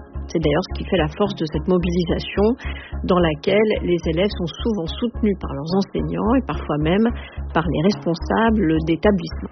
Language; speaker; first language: French; native; French